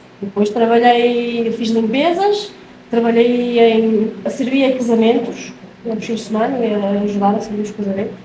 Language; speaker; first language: Portuguese; native; Portuguese